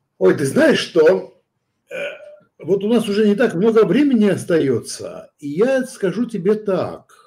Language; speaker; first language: Russian; non-native, local second language; Georgian